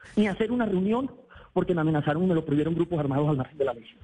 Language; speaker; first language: Spanish; native; Spanish